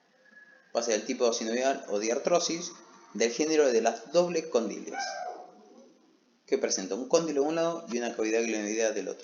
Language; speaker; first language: Spanish; native; Spanish